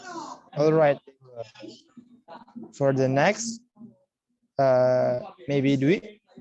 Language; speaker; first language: English; non-native, learner; Indonesian